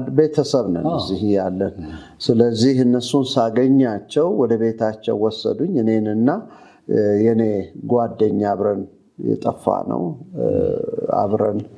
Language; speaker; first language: Amharic; native; Amharic